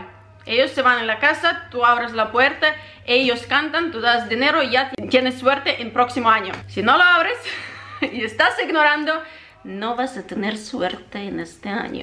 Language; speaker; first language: Spanish; non-native, fluent; Ukrainian